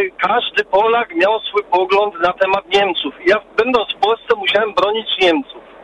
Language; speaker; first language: Polish; early bilingual, heritage; Polish